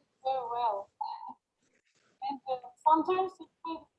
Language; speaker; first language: English; non-native, learner; Georgian